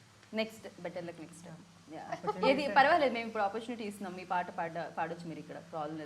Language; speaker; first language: Telugu; native; Telugu